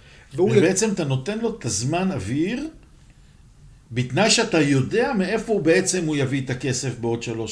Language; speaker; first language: Hebrew; native; Hebrew